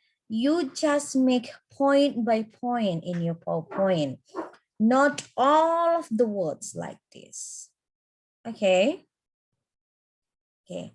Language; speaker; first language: English; non-native, fluent; Indonesian